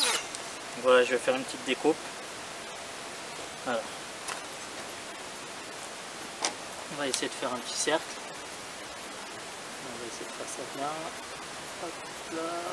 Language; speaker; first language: French; native; French